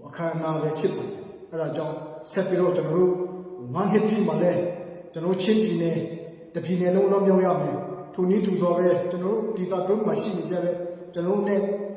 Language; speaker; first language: Burmese; non-native, local second language; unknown